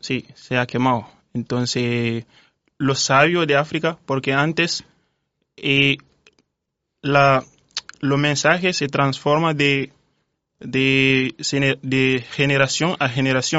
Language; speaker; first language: Spanish; non-native, fluent; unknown